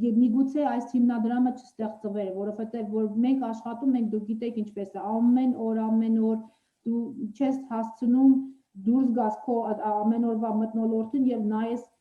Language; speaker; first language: Armenian; native; Armenian